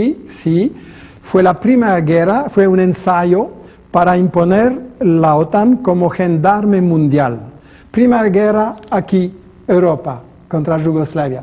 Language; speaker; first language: Spanish; non-native, fluent; French